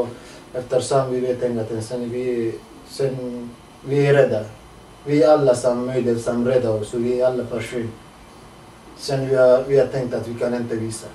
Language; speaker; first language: Swedish; non-native, learner; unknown